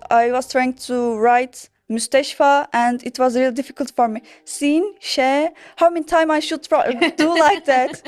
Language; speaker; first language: English; non-native, learner; Turkish